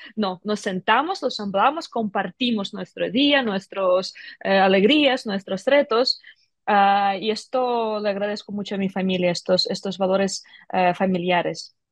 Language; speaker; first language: Spanish; non-native, fluent; Ukrainian